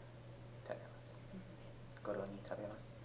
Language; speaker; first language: Japanese; non-native, learner; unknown